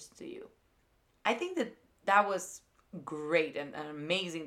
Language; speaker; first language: English; non-native, fluent; Spanish